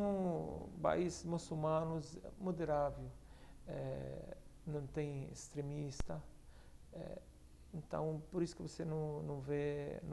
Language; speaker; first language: Portuguese; non-native, fluent; Arabic